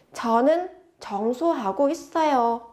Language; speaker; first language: Korean; non-native, fluent; Vietnamese